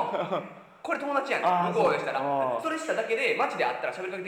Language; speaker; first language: Japanese; native; Japanese